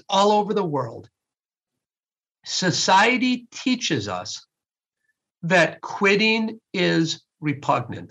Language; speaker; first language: English; native; English